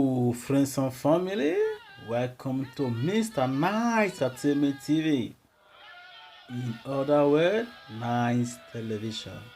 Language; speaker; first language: English; non-native, local second language; Esan